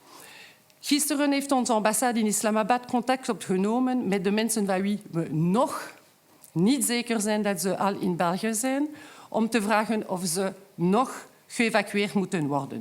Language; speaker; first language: Dutch; non-native, local second language; French